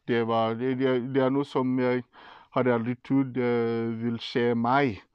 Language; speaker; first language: Norwegian; non-native, fluent; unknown